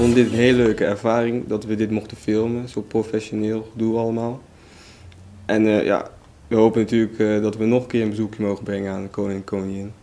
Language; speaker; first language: Dutch; native; Dutch